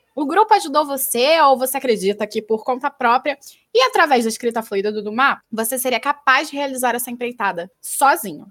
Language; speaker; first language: Portuguese; native; Portuguese